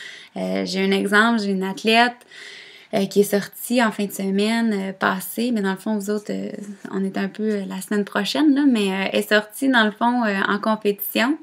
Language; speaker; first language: French; native; French